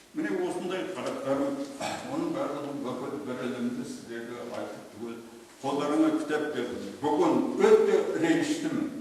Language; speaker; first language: Kazakh; native; Kazakh